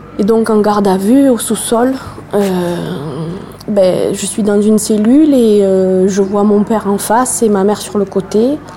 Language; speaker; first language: French; native; French